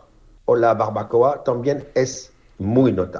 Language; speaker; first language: Spanish; non-native, learner; French